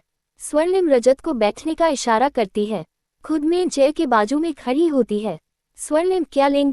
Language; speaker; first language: Hindi; native; Hindi